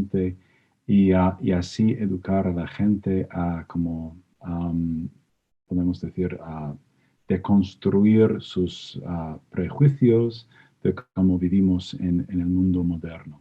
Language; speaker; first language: Spanish; non-native, fluent; English